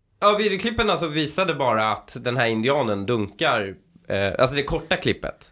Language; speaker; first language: Swedish; early bilingual, other home language; Persian